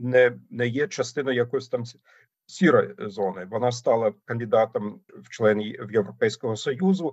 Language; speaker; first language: Ukrainian; non-native, fluent; German